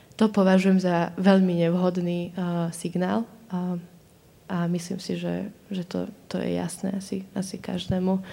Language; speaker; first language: Slovak; non-native, local second language; Hungarian